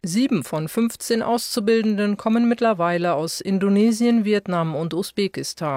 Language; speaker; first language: German; native; German